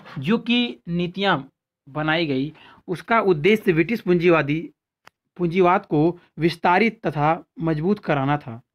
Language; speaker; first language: Hindi; native; Hindi